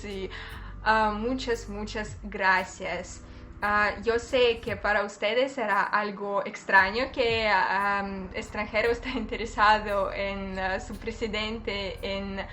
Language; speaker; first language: Spanish; non-native, fluent; Russian